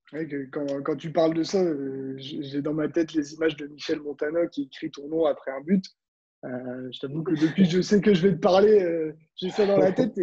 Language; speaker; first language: French; native; French